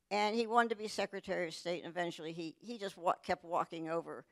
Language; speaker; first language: English; native; English